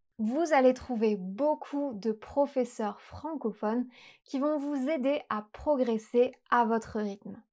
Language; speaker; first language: French; native; French